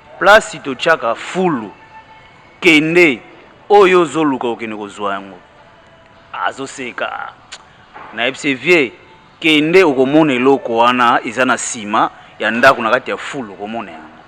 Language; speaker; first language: Lingala; non-native, local second language; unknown